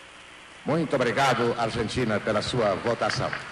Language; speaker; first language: Portuguese; native; Portuguese